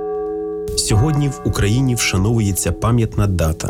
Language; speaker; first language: Ukrainian; native; Ukrainian